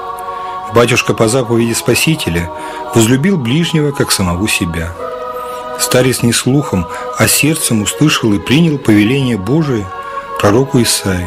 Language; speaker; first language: Russian; native; Russian